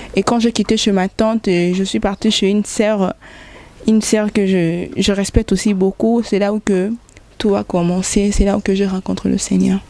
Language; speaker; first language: French; non-native, local second language; Lingala